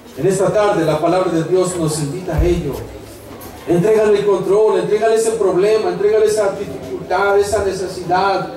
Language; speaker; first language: Spanish; native; Spanish